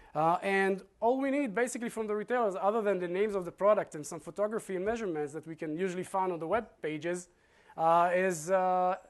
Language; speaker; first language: English; non-native, fluent; Hebrew